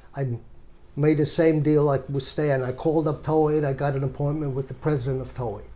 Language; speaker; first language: English; native; English